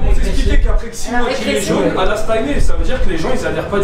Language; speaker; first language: French; native; French